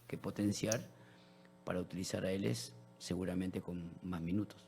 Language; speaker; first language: Portuguese; non-native, learner; Spanish